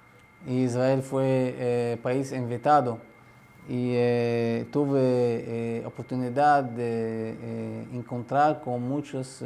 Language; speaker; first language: Spanish; non-native, learner; Arabic